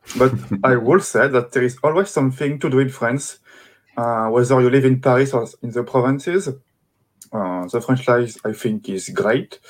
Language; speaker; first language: English; non-native, fluent; French